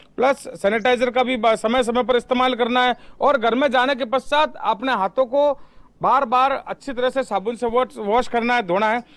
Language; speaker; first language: Hindi; native; Hindi